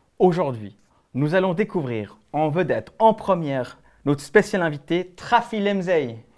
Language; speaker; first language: French; early bilingual, other home language; Spanish